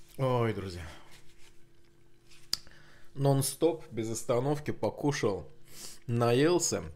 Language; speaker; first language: Russian; non-native, local second language; Azerbaijani